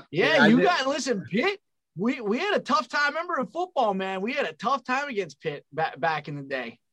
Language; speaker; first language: English; native; English